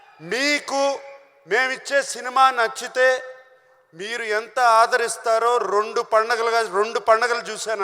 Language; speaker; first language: Telugu; native; Telugu